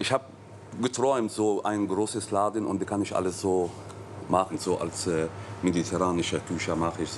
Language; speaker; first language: German; non-native, learner; Arabic